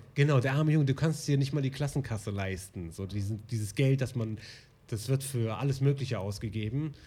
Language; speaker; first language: German; early bilingual, other home language; Arabic